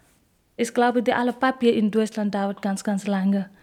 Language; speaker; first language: German; non-native, learner; Nepali